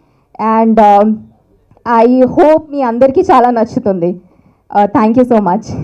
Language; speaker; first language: Telugu; non-native, learner; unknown